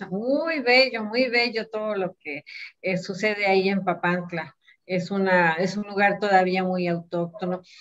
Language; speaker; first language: Spanish; native; Spanish